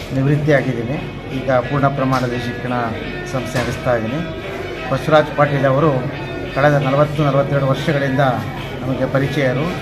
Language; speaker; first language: Kannada; native; Kannada